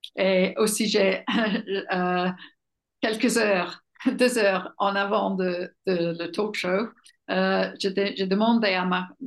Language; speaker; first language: French; non-native, fluent; English